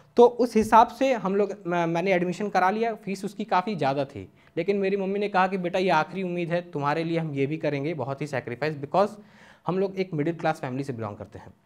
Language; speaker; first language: Hindi; native; Hindi